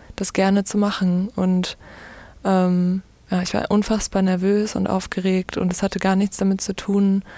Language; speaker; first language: German; native; German